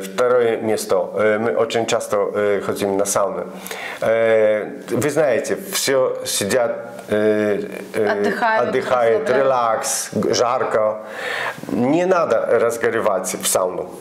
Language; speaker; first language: Russian; non-native, learner; Polish